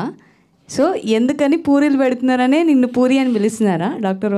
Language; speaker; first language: Telugu; non-native, fluent; Malayalam